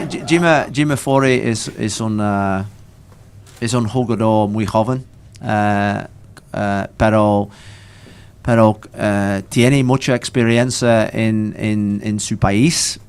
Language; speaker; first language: Spanish; non-native, learner; English